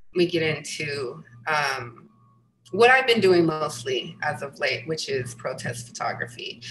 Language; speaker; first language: English; native; English